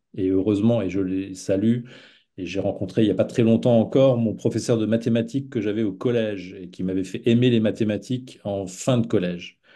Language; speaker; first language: French; non-native, local second language; Swiss German